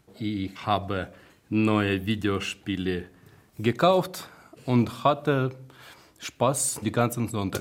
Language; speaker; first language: German; non-native, learner; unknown